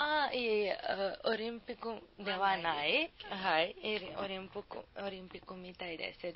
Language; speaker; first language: Japanese; non-native, learner; Serbian